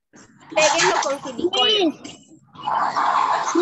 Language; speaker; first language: Spanish; native; Spanish